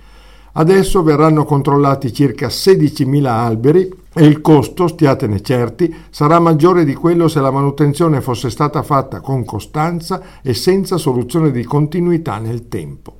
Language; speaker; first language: Italian; native; Italian